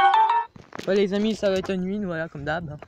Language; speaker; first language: French; native; French